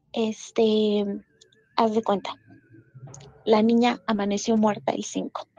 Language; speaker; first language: Spanish; native; Spanish